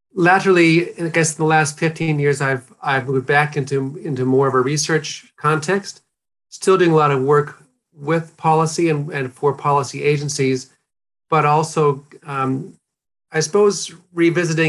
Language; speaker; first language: English; native; English